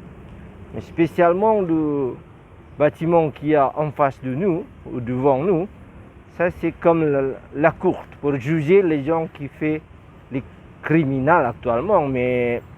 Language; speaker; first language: French; non-native, learner; Indonesian